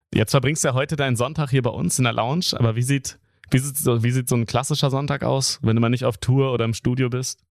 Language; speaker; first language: German; native; German